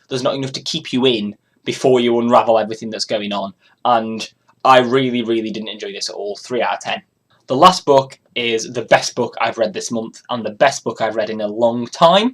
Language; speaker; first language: English; native; English